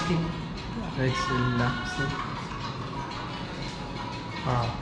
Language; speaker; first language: French; non-native, learner; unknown